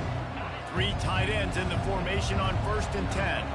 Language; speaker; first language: English; native; English